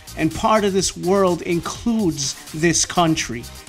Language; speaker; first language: English; early bilingual, other home language; Spanish